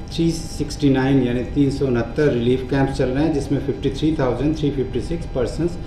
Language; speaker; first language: Hindi; native; Hindi